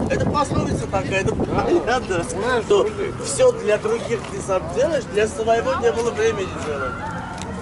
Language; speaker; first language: Russian; non-native, learner; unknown